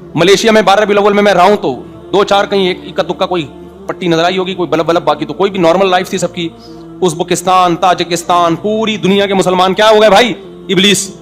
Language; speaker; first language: Urdu; native; Urdu